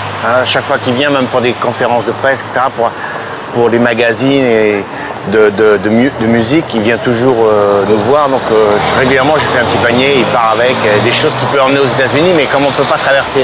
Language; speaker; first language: French; native; French